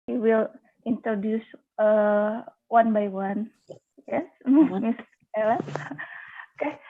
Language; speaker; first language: English; non-native, learner; Indonesian